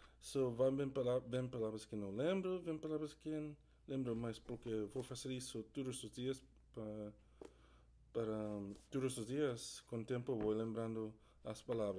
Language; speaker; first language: Portuguese; non-native, learner; English